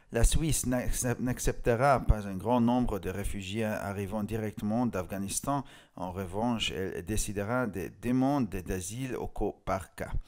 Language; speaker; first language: French; non-native, fluent; Hungarian